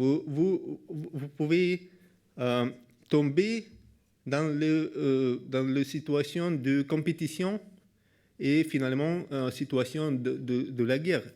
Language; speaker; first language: French; non-native, learner; Russian